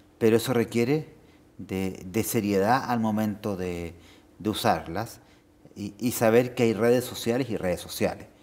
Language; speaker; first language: Spanish; native; Spanish